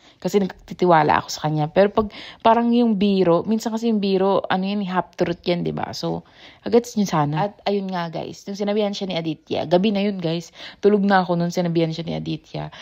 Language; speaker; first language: Filipino; native; Filipino